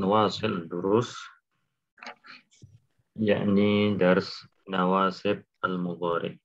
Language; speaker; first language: Arabic; non-native, fluent; Indonesian